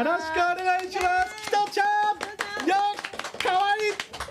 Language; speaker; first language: Japanese; native; Japanese